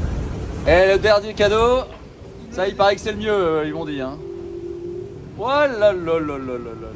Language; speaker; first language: French; native; French